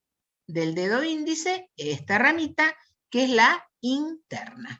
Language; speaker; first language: Spanish; native; Spanish